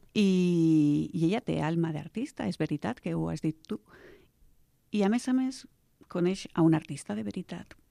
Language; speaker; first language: Catalan; non-native, local second language; Spanish